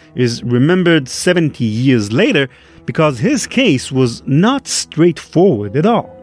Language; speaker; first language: English; non-native, fluent; Hebrew